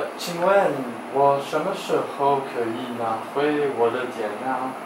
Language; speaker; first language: Chinese; non-native, learner; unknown